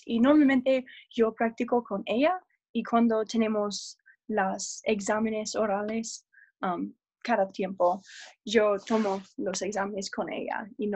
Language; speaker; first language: Spanish; non-native, learner; English